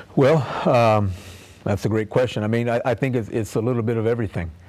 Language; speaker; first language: English; native; English